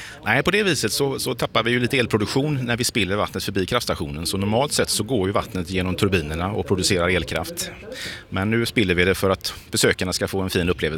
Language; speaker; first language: Swedish; native; Swedish